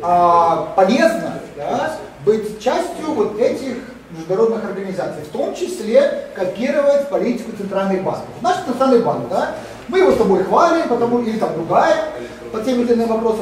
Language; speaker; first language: Russian; native; Russian